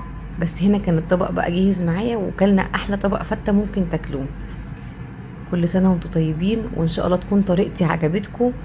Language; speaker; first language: Arabic; native; Arabic